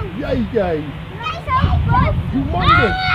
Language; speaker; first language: Dutch; non-native, learner; Indonesian